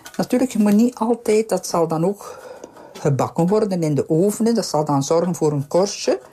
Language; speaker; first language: Dutch; native; Dutch